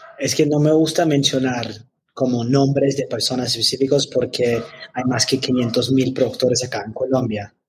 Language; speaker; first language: Spanish; non-native, fluent; English